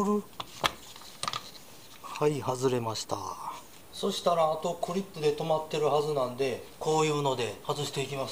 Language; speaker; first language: Japanese; native; Japanese